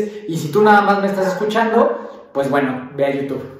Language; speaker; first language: Spanish; native; Spanish